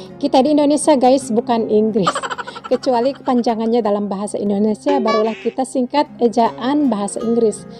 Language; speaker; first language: Indonesian; native; Indonesian